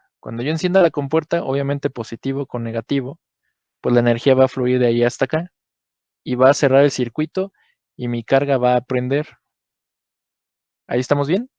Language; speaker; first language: Spanish; native; Spanish